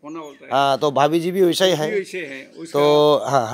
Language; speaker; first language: Hindi; non-native, local second language; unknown